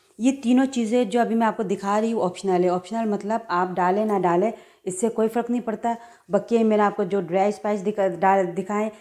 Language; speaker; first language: Urdu; native; Urdu